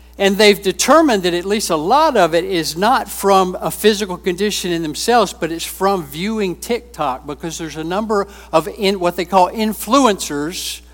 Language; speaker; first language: English; native; English